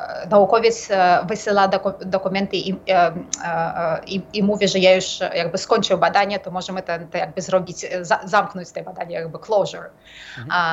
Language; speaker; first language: Polish; non-native, fluent; Ukrainian